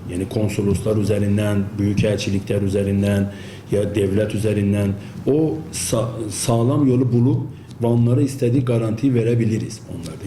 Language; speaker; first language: Turkish; non-native, fluent; Azerbaijani